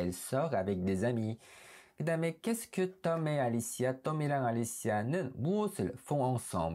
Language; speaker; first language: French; non-native, fluent; Korean